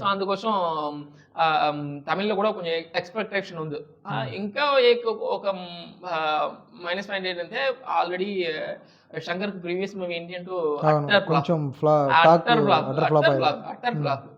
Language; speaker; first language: Telugu; non-native, learner; Tamil